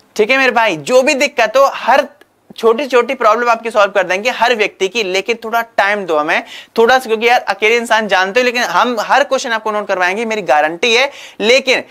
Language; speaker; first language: Hindi; native; Hindi